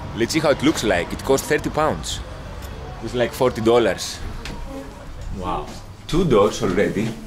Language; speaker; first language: English; non-native, fluent; Greek